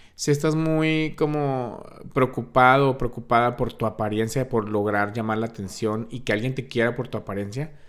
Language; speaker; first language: Spanish; early bilingual, heritage; Spanish